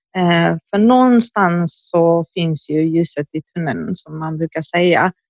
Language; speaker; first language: Swedish; early bilingual, other home language; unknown